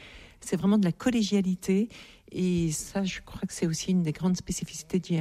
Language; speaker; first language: French; native; French